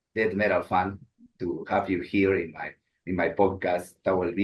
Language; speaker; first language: English; non-native, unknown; Spanish